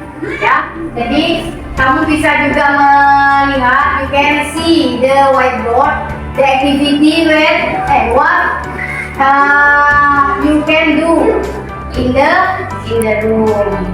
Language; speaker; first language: English; non-native, learner; Indonesian